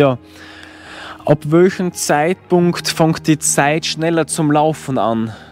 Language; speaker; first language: German; native; German